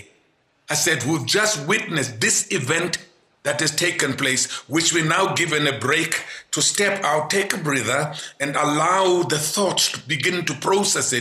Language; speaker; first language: English; non-native, local second language; Xhosa